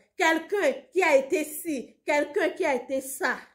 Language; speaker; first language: French; non-native, local second language; Ewe